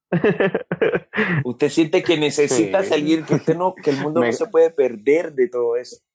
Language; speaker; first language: Spanish; native; Spanish